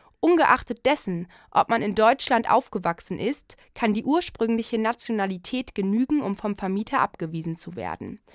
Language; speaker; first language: German; native; German